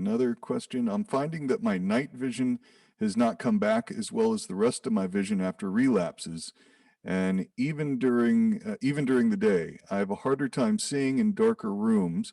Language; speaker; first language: English; native; English